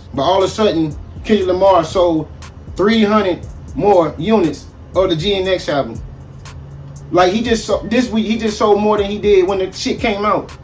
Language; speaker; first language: English; native; English